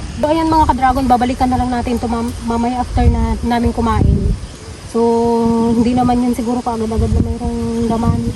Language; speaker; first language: Filipino; non-native, local second language; Iloko